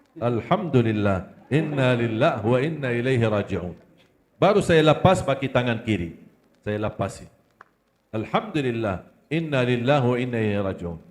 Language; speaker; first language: Malay; non-native, fluent; Arabic